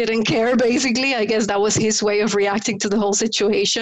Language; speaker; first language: English; non-native, fluent; Spanish